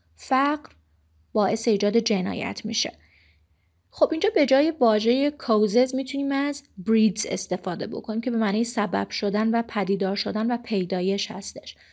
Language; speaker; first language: Persian; native; Persian